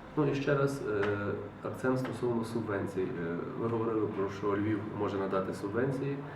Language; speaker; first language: Ukrainian; native; Ukrainian